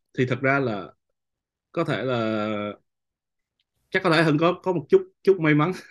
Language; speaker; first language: Vietnamese; native; Vietnamese